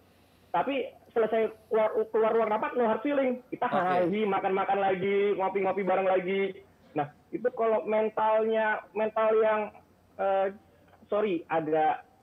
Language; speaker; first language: Indonesian; native; Indonesian